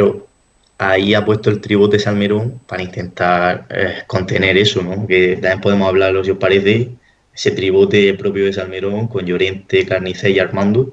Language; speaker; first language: Spanish; native; Spanish